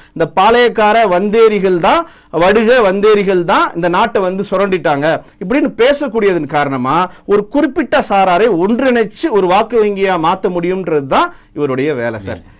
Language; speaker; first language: Tamil; non-native, local second language; Telugu